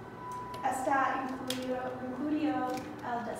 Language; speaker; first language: Spanish; non-native, learner; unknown